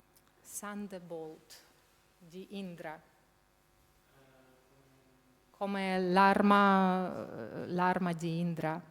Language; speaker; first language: Italian; non-native, fluent; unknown